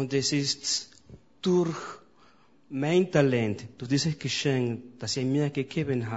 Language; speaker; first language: German; non-native, fluent; Spanish